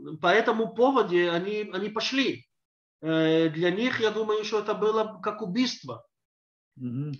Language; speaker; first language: Russian; early bilingual, heritage; Russian